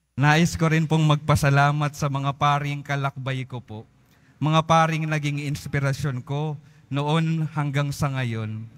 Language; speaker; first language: Filipino; native; Filipino